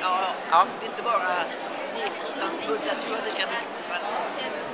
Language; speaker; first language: Swedish; native; Swedish